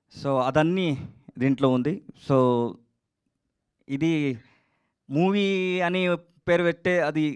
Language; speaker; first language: Telugu; non-native, learner; Kannada